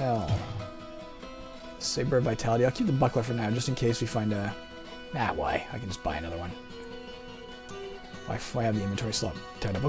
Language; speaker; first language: English; native; English